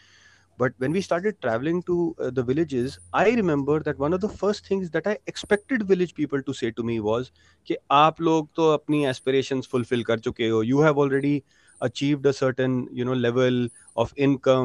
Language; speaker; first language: English; non-native, local second language; Punjabi